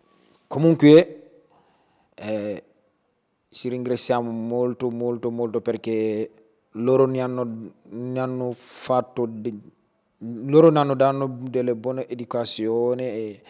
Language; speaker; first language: Italian; non-native, learner; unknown